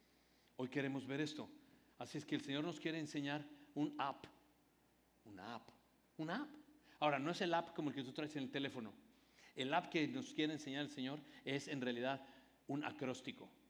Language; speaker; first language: Spanish; native; Spanish